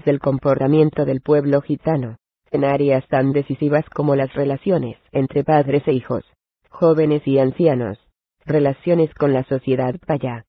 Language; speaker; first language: Spanish; native; Spanish